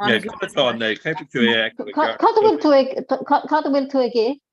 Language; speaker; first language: Irish; non-native, local second language; English